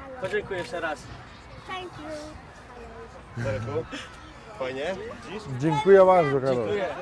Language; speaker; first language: Polish; non-native, learner; Portuguese